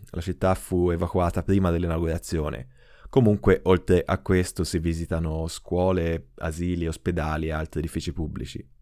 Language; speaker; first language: Italian; native; Italian